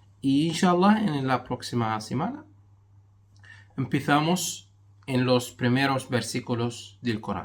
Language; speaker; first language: Spanish; non-native, fluent; Arabic